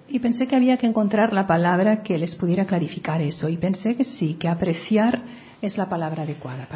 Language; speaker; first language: Spanish; native; Spanish